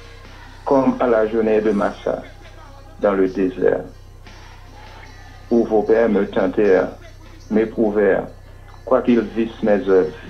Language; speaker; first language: French; non-native, local second language; Haitian Creole